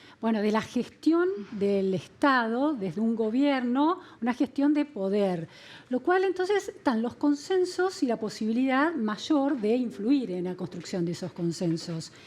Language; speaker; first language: Spanish; native; Spanish